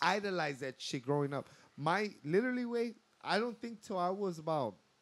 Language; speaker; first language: English; early bilingual, other home language; Spanish